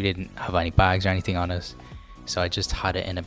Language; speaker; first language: English; native; English